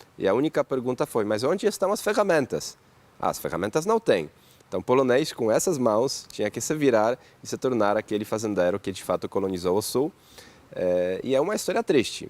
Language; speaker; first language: Portuguese; non-native, fluent; Polish